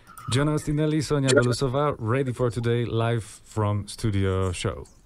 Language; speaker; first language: English; non-native, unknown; Polish